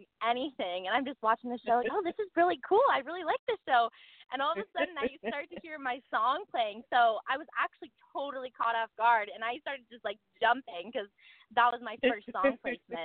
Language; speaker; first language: English; native; English